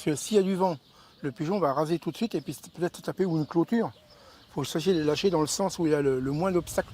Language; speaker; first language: French; native; French